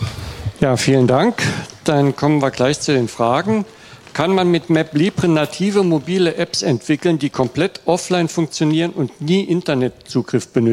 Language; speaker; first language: German; native; German